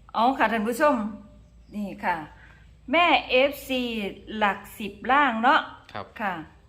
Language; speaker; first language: Thai; native; Thai